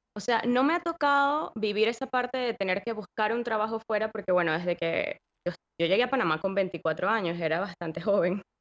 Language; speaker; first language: Spanish; native; Spanish